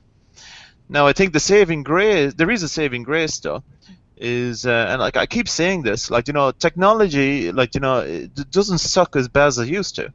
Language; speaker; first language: English; native; English